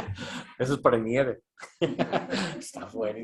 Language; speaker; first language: Spanish; non-native, learner; English